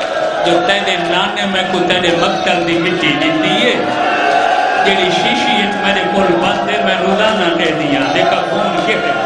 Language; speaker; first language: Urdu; non-native, local second language; Punjabi